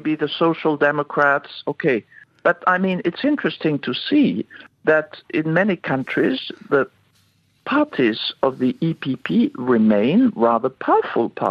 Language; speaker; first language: English; non-native, fluent; French